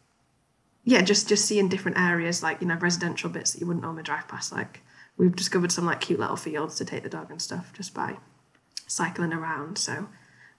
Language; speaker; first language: English; native; English